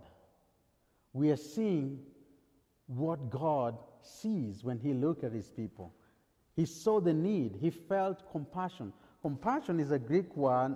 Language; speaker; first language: English; native; English